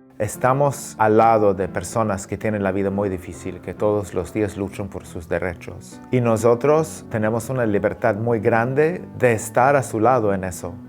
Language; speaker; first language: Spanish; non-native, fluent; English